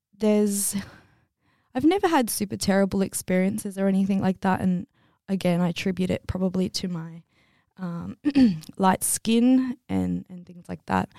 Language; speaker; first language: English; native; English